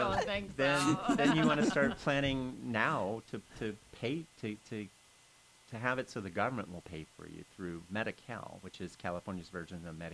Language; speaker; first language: English; native; English